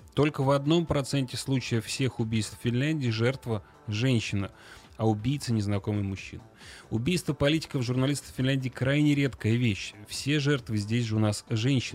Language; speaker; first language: Russian; native; Russian